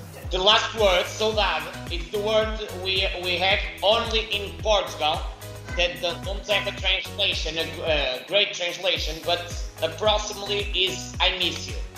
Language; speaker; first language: English; non-native, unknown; Portuguese